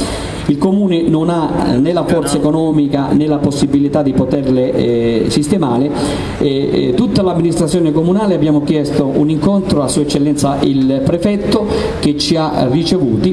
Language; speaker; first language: Italian; native; Italian